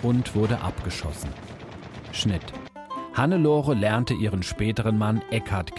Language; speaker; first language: German; native; German